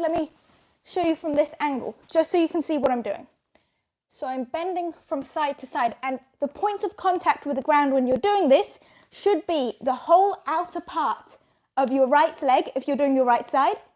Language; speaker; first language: English; native; English